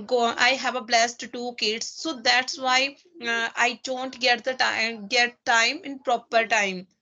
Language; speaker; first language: English; non-native, learner; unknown